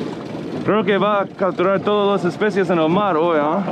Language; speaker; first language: Spanish; non-native, learner; English